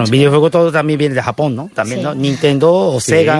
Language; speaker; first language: Spanish; non-native, learner; Japanese